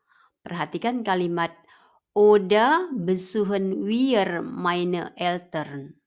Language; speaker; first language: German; non-native, fluent; Indonesian